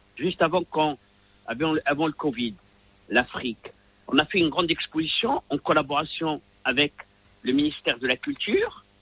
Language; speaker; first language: French; non-native, local second language; Arabic